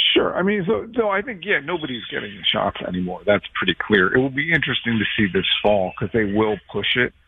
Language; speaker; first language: English; native; English